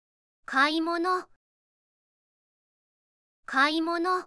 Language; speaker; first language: Japanese; native; Japanese